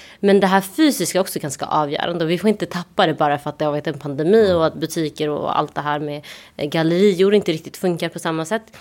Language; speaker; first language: Swedish; early bilingual, other home language; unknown